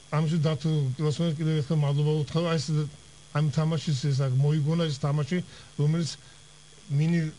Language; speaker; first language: Georgian; native; Georgian